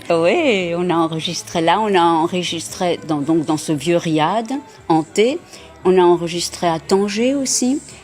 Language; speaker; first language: French; early bilingual, heritage; French